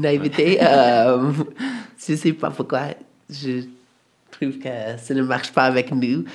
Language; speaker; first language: French; non-native, fluent; English